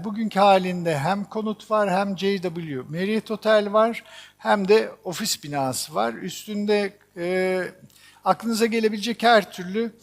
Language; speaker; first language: Turkish; native; Turkish